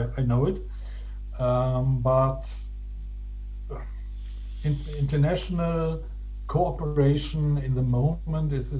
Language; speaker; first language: English; non-native, fluent; German